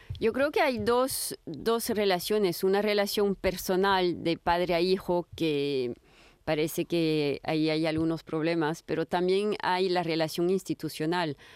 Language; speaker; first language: Spanish; non-native, fluent; French